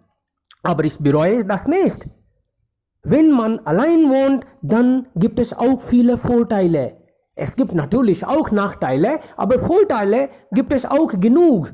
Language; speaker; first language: German; non-native, fluent; Hindi